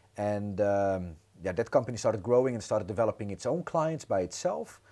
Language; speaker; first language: English; non-native, fluent; Dutch